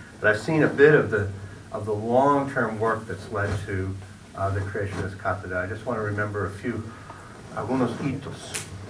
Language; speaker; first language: English; native; English